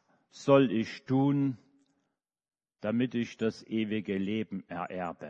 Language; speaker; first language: German; native; German